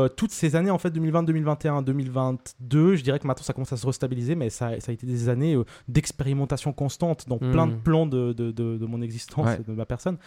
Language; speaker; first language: French; early bilingual, other home language; Spanish